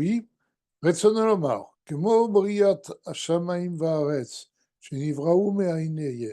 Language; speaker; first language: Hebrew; non-native, fluent; French